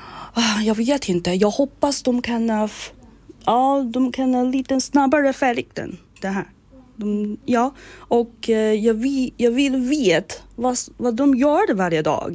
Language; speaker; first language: Swedish; non-native, learner; Chinese